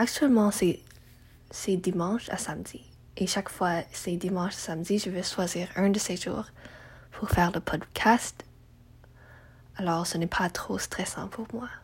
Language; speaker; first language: French; non-native, learner; English